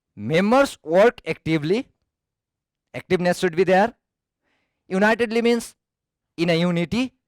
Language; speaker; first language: English; non-native, local second language; Nepali